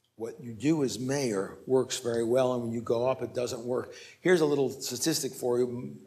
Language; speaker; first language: English; native; English